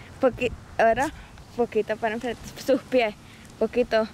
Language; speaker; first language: Spanish; non-native, learner; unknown